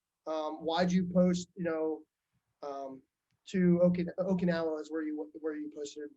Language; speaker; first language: English; native; English